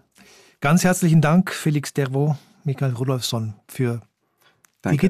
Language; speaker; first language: German; native; German